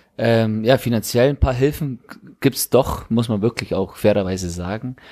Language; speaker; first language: German; early bilingual, other home language; Italian